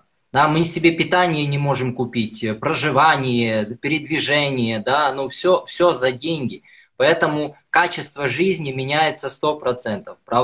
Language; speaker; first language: Russian; native; Russian